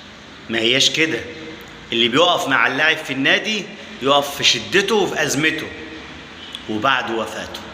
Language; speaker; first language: Arabic; native; Arabic